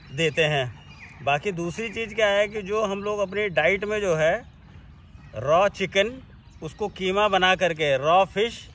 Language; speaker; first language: Hindi; native; Hindi